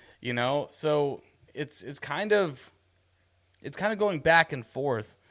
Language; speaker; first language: English; native; English